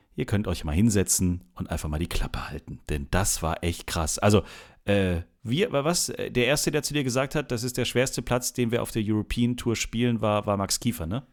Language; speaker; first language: German; native; German